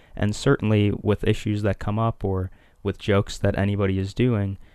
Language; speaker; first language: English; early bilingual, other home language; Hindi